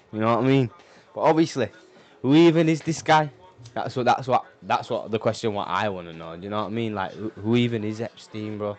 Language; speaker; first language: English; native; English